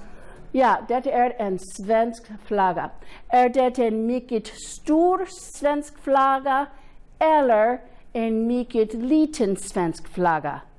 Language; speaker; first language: Swedish; non-native, fluent; English